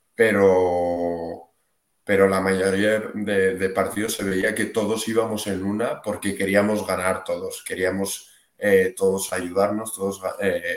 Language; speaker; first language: Spanish; native; Spanish